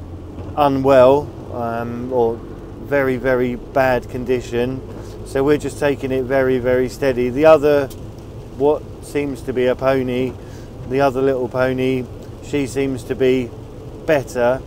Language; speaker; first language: English; native; English